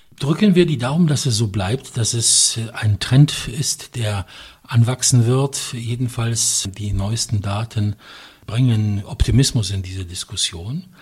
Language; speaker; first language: German; non-native, fluent; Polish